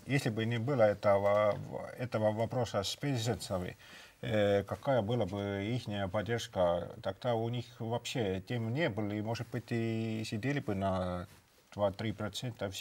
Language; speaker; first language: Russian; non-native, local second language; Estonian